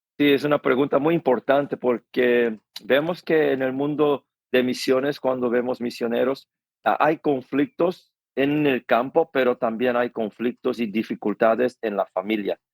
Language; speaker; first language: Spanish; non-native, fluent; Korean